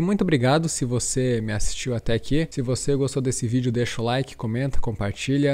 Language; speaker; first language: Portuguese; native; Portuguese